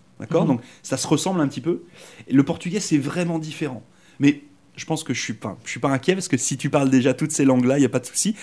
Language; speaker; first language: French; native; French